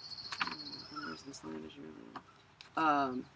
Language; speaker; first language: English; native; English